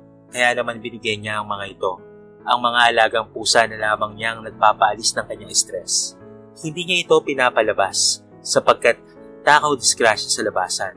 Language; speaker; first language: Filipino; native; Filipino